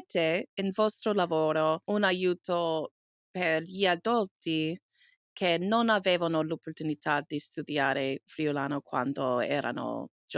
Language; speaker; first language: Italian; non-native, learner; English